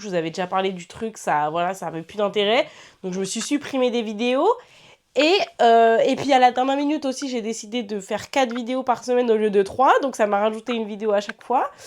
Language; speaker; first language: French; native; French